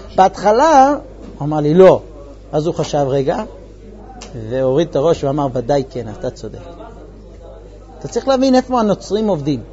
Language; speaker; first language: Hebrew; non-native, fluent; English